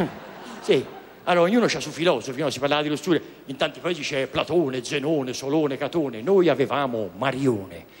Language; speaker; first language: Italian; native; Italian